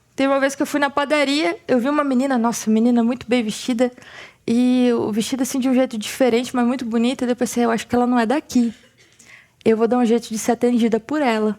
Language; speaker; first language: Portuguese; native; Portuguese